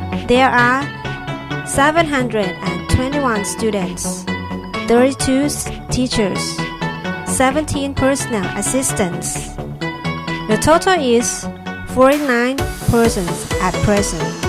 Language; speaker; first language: English; non-native, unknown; Thai